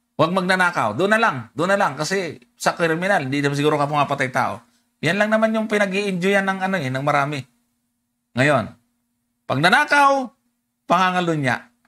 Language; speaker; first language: Filipino; non-native, local second language; Cebuano